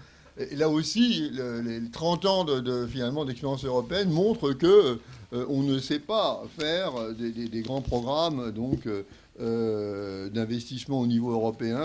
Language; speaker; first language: French; native; French